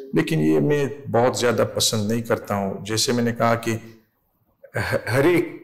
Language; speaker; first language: Urdu; non-native, learner; English